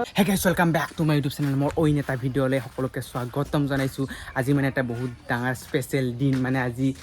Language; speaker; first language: Assamese; native; Assamese